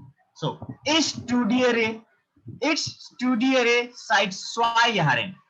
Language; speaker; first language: German; non-native, learner; Hindi